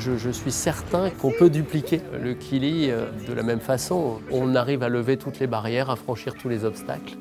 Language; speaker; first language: French; native; French